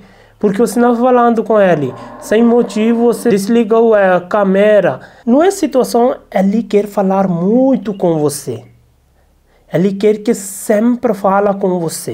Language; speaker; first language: Portuguese; non-native, learner; Hindi